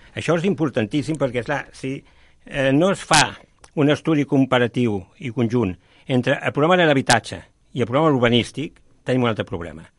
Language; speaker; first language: Catalan; native; Catalan